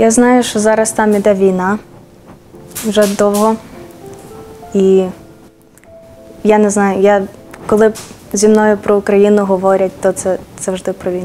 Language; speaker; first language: Ukrainian; early bilingual, heritage; Ukrainian